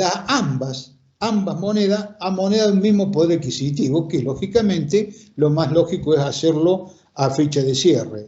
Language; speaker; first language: Spanish; native; Spanish